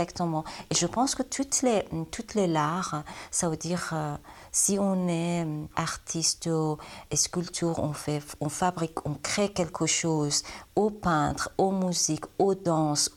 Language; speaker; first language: French; non-native, learner; Persian